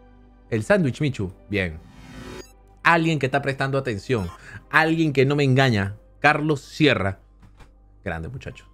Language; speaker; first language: Spanish; native; Spanish